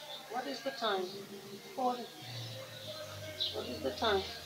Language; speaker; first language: English; non-native, local second language; Bangla